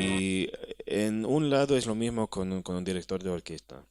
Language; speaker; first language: Spanish; non-native, fluent; Hebrew